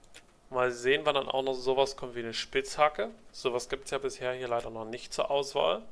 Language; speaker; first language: German; native; German